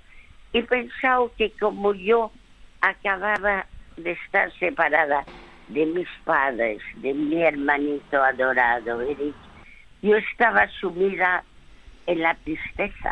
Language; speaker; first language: Spanish; early bilingual, other home language; French